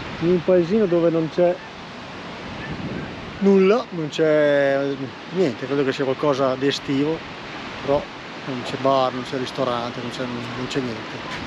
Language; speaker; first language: Italian; native; Italian